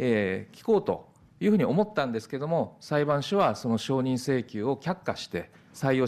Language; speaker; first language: Japanese; native; Japanese